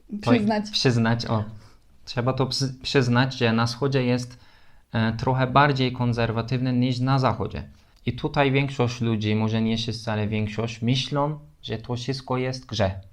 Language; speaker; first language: Polish; non-native, learner; Turkish